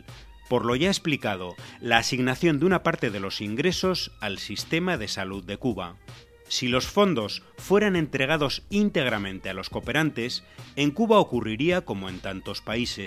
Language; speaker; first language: Spanish; native; Spanish